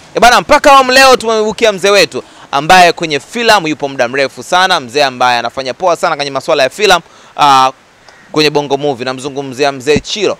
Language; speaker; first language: Swahili; native; Swahili